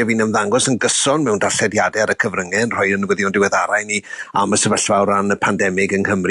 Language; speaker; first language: Welsh; native; Welsh